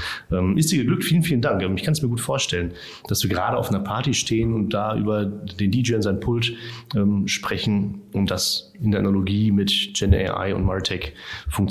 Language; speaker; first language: German; native; German